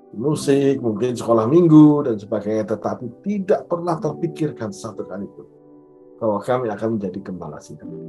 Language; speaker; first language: Indonesian; native; Indonesian